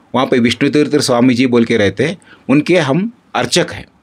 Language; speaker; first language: Hindi; non-native, local second language; Kannada